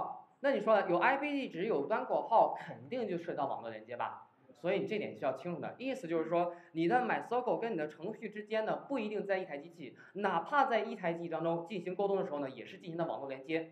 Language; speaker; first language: Chinese; native; Chinese